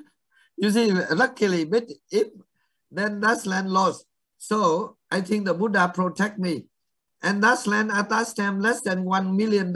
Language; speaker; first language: English; non-native, fluent; Vietnamese